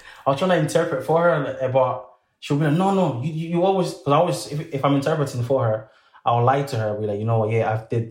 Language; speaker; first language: English; early bilingual, other home language; French